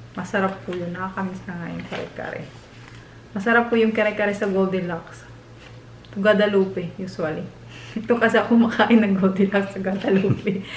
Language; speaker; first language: Filipino; native; Filipino